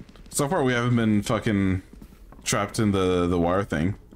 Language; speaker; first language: English; native; English